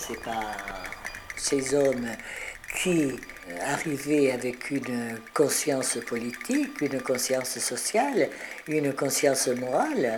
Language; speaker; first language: French; early bilingual, other home language; Spanish